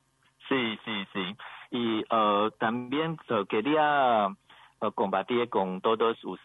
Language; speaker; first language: Spanish; non-native, learner; Chinese